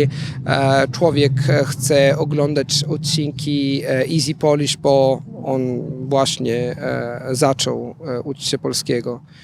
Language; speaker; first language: Polish; non-native, fluent; Italian